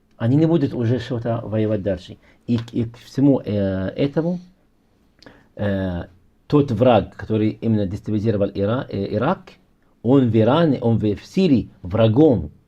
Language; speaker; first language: Russian; non-native, fluent; Arabic